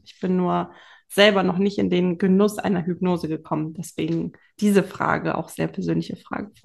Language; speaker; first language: German; native; German